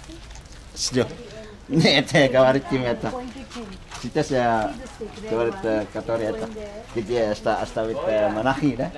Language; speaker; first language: Russian; non-native, learner; Indonesian